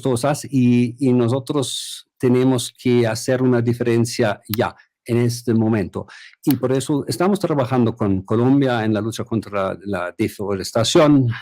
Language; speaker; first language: Spanish; non-native, fluent; German